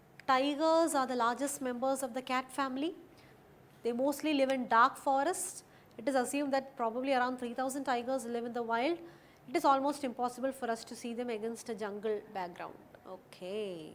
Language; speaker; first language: English; non-native, local second language; Malayalam